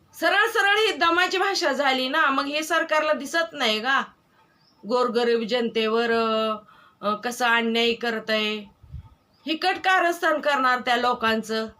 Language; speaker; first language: Marathi; native; Marathi